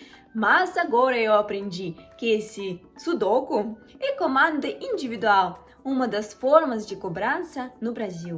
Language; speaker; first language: Portuguese; non-native, fluent; Russian